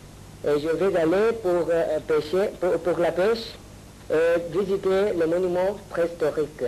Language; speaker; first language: French; non-native, learner; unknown